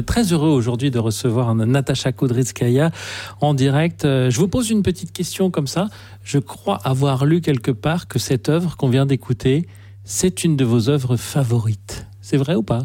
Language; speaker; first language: French; native; French